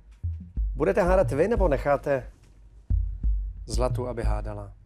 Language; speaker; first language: Czech; native; Czech